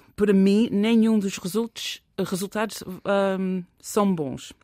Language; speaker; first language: Portuguese; non-native, fluent; English